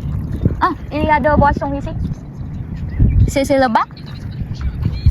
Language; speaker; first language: French; non-native, learner; Vietnamese